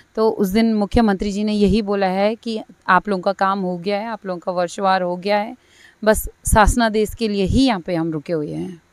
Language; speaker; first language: Hindi; native; Hindi